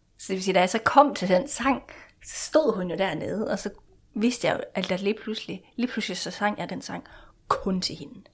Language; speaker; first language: Danish; non-native, local second language; Faroese